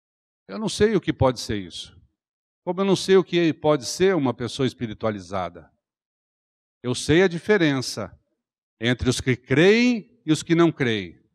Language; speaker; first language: Portuguese; native; Portuguese